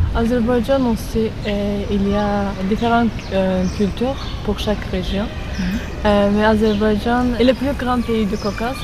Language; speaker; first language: French; non-native, fluent; Azerbaijani